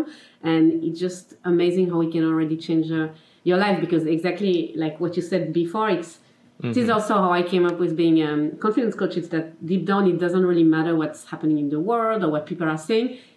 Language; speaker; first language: English; non-native, fluent; French